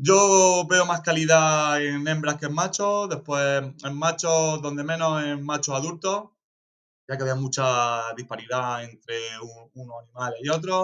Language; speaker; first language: Spanish; native; Spanish